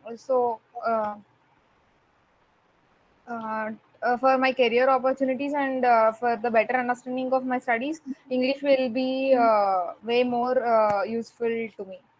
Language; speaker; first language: English; non-native, learner; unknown